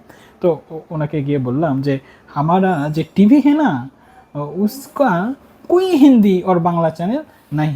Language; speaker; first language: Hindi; non-native, learner; Bangla